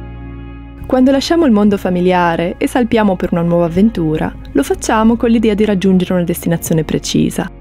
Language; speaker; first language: Italian; native; Italian